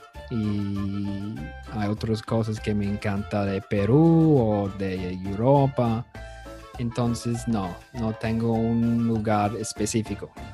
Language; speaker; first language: Spanish; non-native, fluent; English